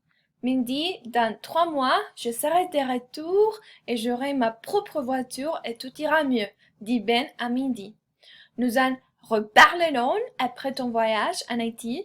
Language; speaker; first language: French; non-native, fluent; Spanish